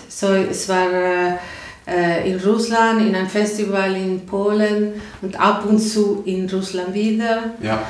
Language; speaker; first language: German; non-native, learner; Spanish